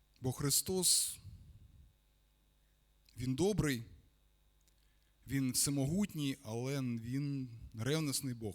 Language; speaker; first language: Ukrainian; non-native, local second language; Russian